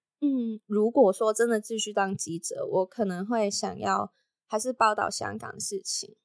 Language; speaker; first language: Chinese; non-native, local second language; Cantonese